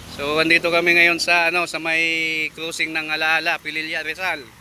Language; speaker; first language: Filipino; non-native, local second language; Bikol